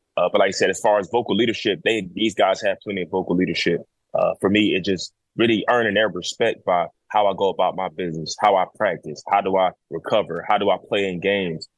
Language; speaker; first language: English; native; English